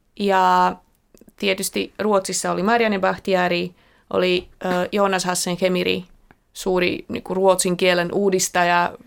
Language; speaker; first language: Finnish; non-native, fluent; Slovak